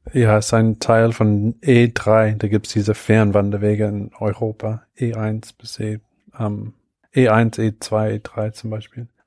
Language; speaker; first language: German; non-native, fluent; English